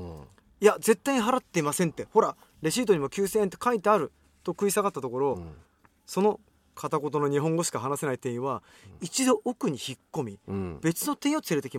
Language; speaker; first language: Japanese; native; Japanese